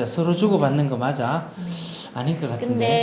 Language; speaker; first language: Korean; non-native, local second language; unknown